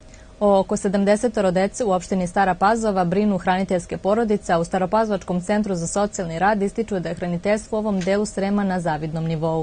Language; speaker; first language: Serbian; native; Serbian